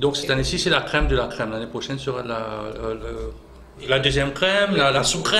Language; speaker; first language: French; non-native, local second language; Morisyen